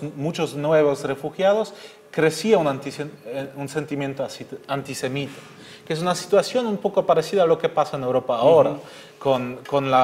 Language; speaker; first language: Spanish; non-native, fluent; German